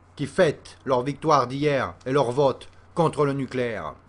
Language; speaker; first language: French; native; French